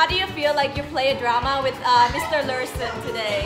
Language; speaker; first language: English; non-native, fluent; Thai